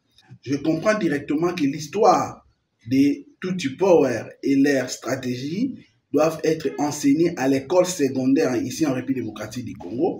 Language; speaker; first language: French; non-native, local second language; Lingala